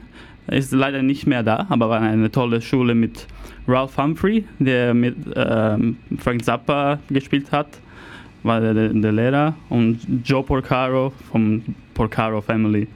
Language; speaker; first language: German; non-native, fluent; Italian